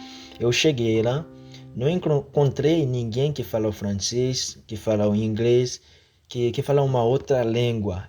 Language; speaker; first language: Portuguese; non-native, fluent; Haitian Creole